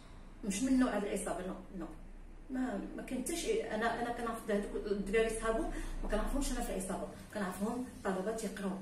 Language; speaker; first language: Arabic; native; Arabic